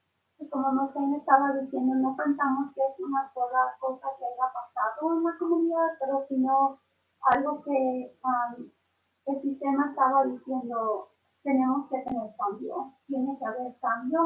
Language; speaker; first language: Spanish; early bilingual, other home language; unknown